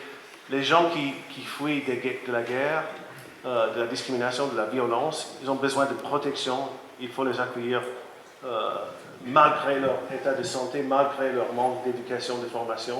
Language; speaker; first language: French; non-native, fluent; Latvian